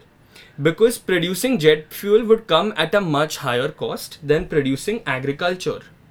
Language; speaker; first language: English; non-native, local second language; Hindi